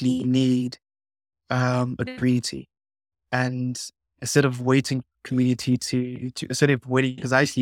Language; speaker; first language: English; non-native, local second language; Shona